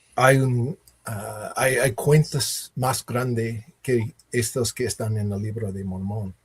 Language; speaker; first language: Spanish; non-native, learner; English